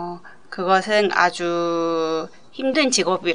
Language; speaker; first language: Korean; non-native, learner; Japanese